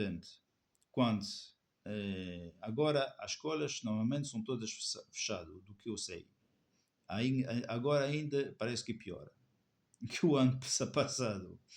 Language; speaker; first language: Portuguese; non-native, fluent; French